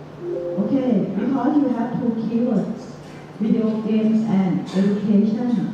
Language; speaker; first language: English; non-native, fluent; Thai